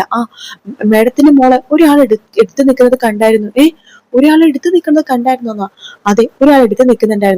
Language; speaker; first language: Malayalam; native; Malayalam